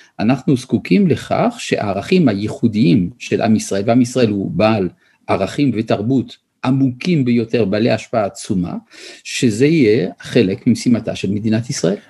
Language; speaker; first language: Hebrew; early bilingual, other home language; French